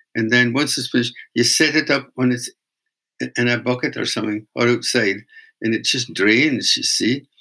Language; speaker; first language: English; native; English